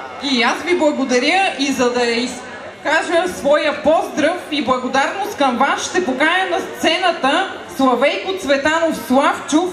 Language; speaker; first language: Bulgarian; native; Bulgarian